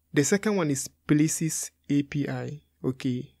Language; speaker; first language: English; non-native, local second language; Akan